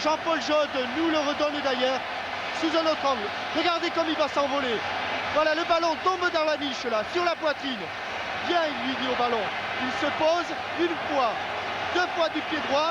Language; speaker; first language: French; native; French